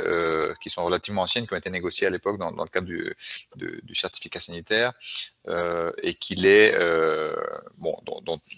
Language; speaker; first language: French; native; French